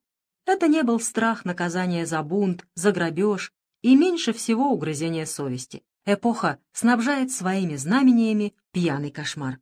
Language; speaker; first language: Russian; native; Russian